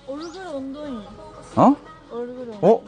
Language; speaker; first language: Korean; non-native, learner; Japanese